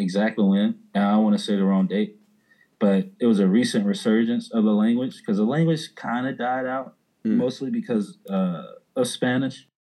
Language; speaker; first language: English; early bilingual, other home language; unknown